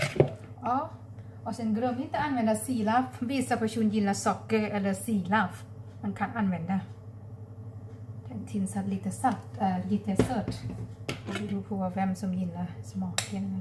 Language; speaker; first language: Swedish; non-native, learner; Thai